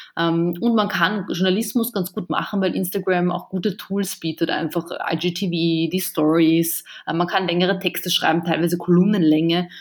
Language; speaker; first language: German; early bilingual, other home language; Bosnian